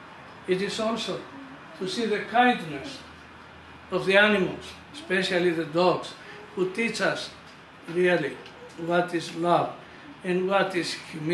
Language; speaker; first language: English; non-native, fluent; Greek